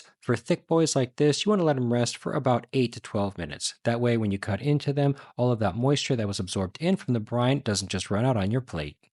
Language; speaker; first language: English; native; English